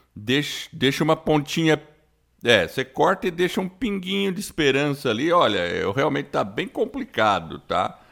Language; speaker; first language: Portuguese; non-native, fluent; English